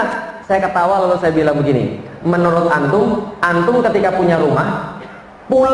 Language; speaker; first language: Indonesian; native; Indonesian